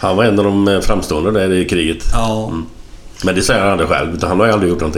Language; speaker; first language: Swedish; native; Swedish